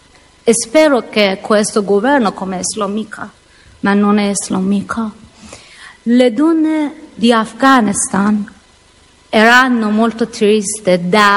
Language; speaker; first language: Italian; non-native, learner; Persian